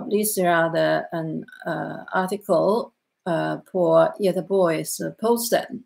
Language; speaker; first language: Swedish; non-native, learner; Chinese